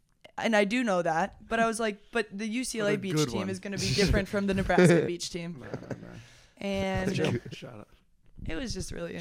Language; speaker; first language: English; native; English